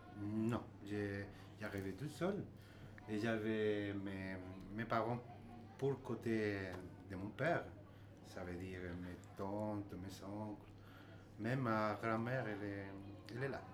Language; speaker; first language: French; non-native, learner; Spanish